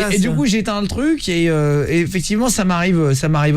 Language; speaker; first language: French; native; French